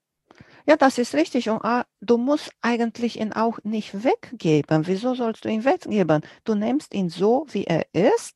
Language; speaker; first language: German; non-native, fluent; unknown